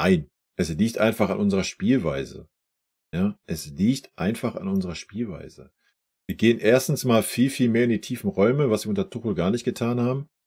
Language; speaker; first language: German; native; German